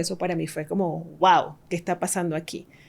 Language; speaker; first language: Spanish; native; Spanish